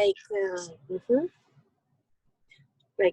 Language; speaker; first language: English; non-native, learner; Spanish